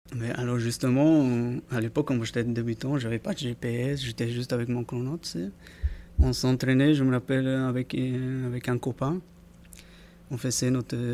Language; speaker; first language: French; non-native, fluent; Spanish